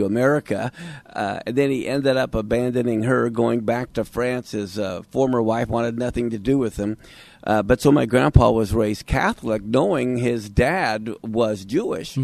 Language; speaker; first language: English; native; English